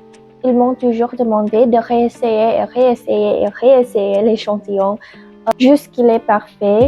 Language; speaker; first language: French; non-native, learner; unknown